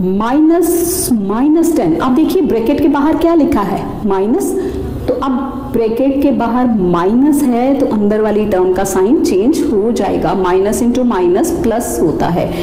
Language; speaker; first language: Hindi; non-native, local second language; Punjabi